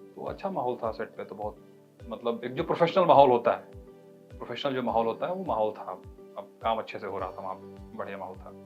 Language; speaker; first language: Hindi; non-native, local second language; Bhojpuri